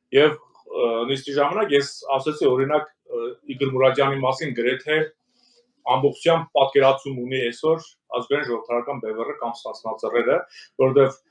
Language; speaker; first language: Armenian; native; Armenian